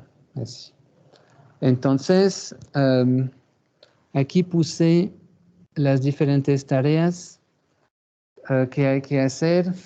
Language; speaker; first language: Spanish; non-native, fluent; French